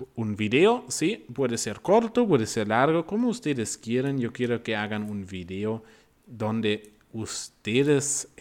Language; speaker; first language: Spanish; non-native, fluent; German